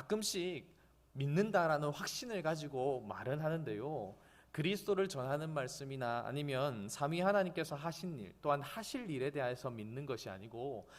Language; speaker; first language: Korean; native; Korean